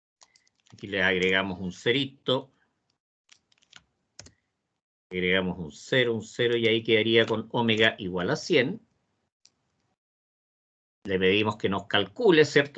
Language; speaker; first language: Spanish; native; Spanish